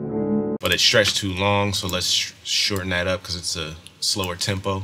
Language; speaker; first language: English; native; English